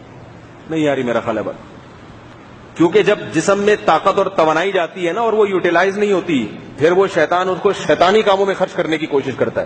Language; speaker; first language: Urdu; native; Urdu